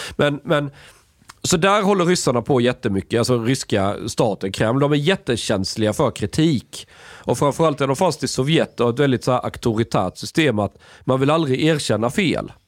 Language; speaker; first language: Swedish; native; Swedish